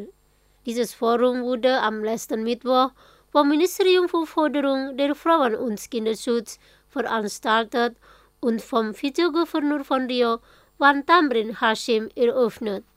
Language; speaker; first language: German; non-native, fluent; Indonesian